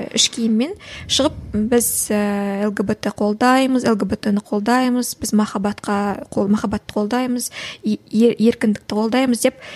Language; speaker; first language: Kazakh; native; Kazakh